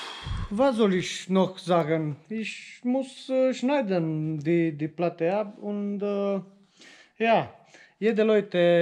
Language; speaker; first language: German; non-native, learner; Romanian